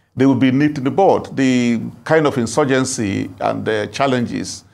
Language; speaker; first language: English; non-native, local second language; Igbo